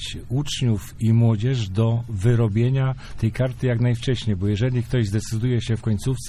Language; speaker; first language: Polish; native; Polish